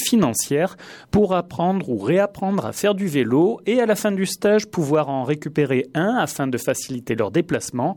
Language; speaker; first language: French; native; French